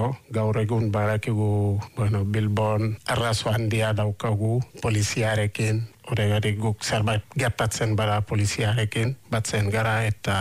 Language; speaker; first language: Basque; non-native, learner; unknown